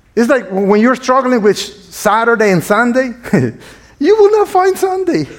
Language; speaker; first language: English; non-native, fluent; Spanish